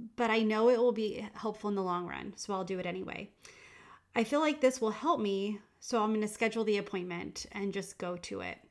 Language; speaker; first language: English; native; English